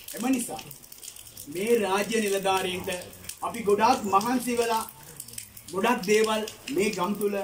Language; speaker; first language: Sinhala; non-native, local second language; Tamil